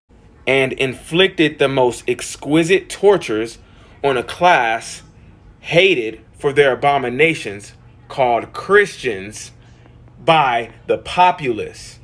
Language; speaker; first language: English; native; English